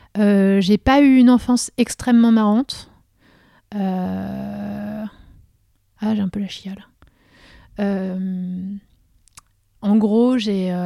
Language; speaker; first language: French; native; French